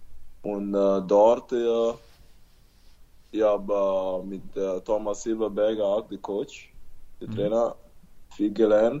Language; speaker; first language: German; non-native, learner; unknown